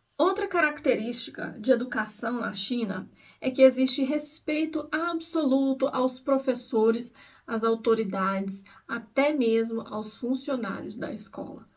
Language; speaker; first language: Portuguese; early bilingual, heritage; Portuguese